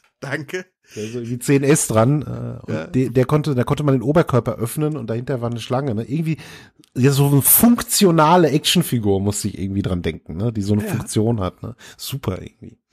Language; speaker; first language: German; native; German